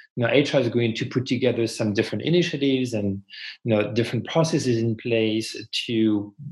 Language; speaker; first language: English; non-native, fluent; French